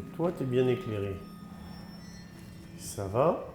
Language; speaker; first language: French; native; French